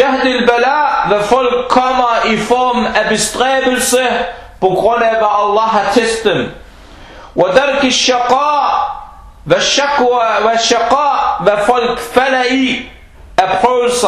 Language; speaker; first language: Danish; non-native, local second language; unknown